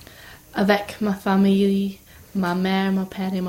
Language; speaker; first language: French; non-native, learner; English